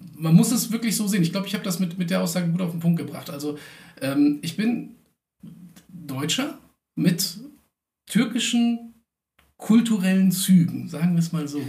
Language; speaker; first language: German; early bilingual, other home language; Turkish